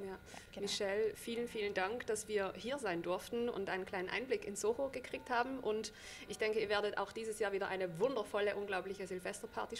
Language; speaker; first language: German; native; German